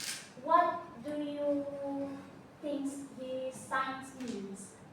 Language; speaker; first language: English; non-native, learner; Indonesian